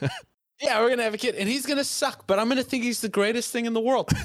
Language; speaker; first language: English; native; English